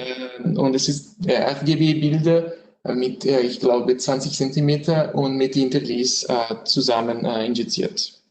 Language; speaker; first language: German; non-native, learner; French